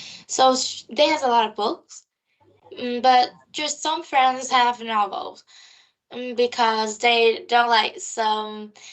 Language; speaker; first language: English; non-native, learner; Vietnamese